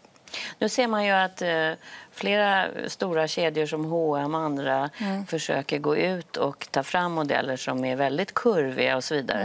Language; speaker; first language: Swedish; native; Swedish